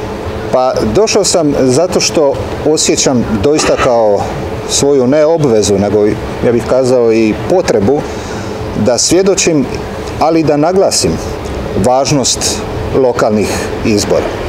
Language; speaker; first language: Serbian; native; Serbian